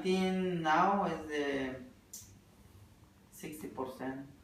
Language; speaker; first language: English; non-native, learner; Spanish